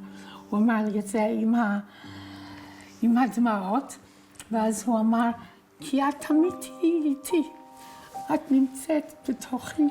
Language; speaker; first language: Hebrew; non-native, fluent; English